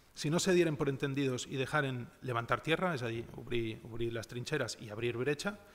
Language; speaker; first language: Spanish; non-native, local second language; Catalan